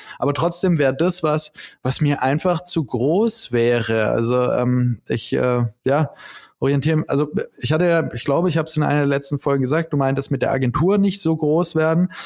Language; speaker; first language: German; native; German